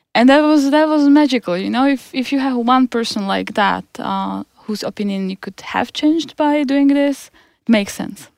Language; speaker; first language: English; non-native, fluent; Czech